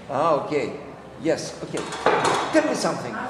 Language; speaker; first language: English; non-native, fluent; Greek